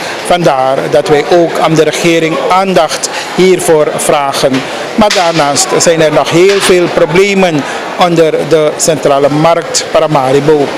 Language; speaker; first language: Dutch; native; Dutch